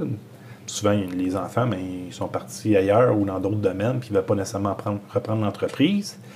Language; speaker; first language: French; native; French